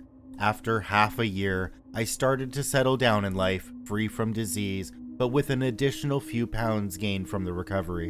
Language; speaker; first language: English; native; English